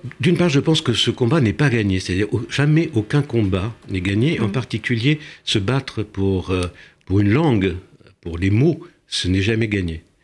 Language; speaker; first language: French; early bilingual, other home language; Romanian